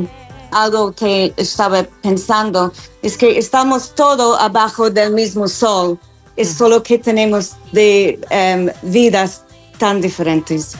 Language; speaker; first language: Spanish; non-native, fluent; English